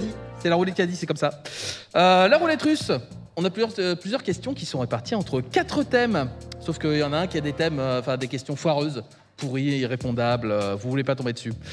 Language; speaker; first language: French; native; French